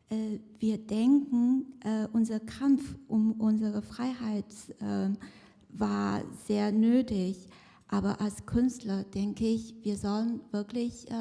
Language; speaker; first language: German; non-native, fluent; Chinese